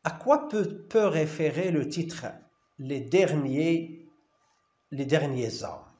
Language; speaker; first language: French; non-native, local second language; Arabic